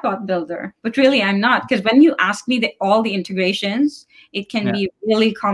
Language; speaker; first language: English; non-native, local second language; Filipino